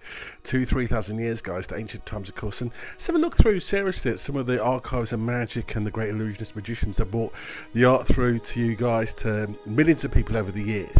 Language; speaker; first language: English; native; English